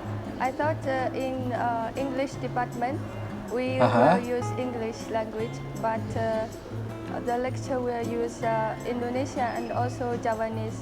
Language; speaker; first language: English; non-native, fluent; Chinese